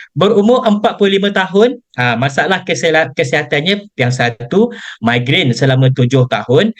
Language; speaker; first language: Malay; native; Malay